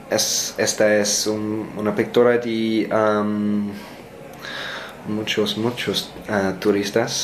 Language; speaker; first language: Spanish; non-native, learner; English